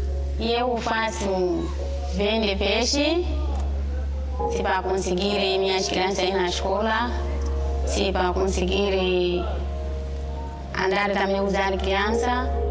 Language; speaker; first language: Portuguese; non-native, local second language; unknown